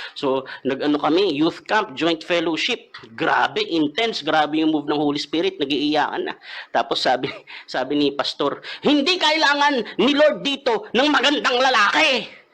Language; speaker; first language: Filipino; native; Filipino